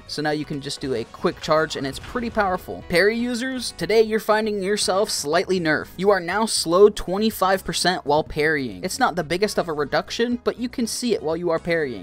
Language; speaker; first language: English; native; English